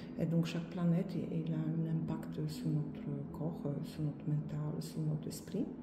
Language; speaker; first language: French; non-native, fluent; Polish